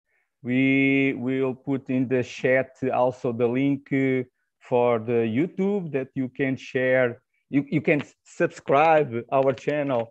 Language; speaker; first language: English; non-native, fluent; Portuguese